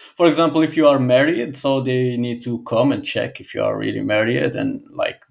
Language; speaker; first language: English; non-native, fluent; Arabic